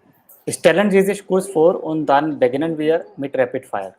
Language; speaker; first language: German; non-native, fluent; Hindi